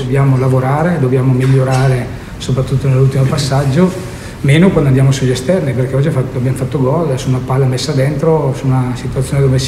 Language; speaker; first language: Italian; native; Italian